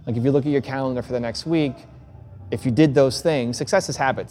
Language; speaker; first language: English; native; English